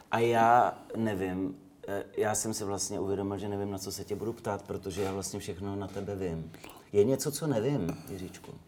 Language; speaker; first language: Czech; native; Czech